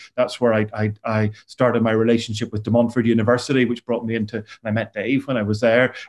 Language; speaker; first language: English; native; English